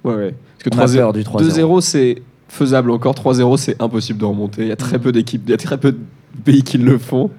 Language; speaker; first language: French; native; French